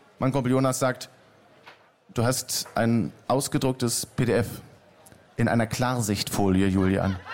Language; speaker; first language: German; native; German